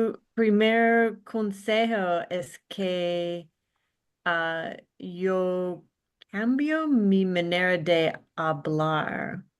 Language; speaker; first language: Spanish; non-native, learner; English